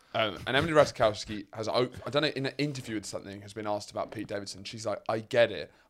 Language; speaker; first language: English; native; English